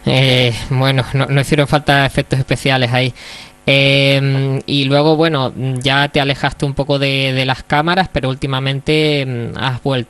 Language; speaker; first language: Spanish; native; Spanish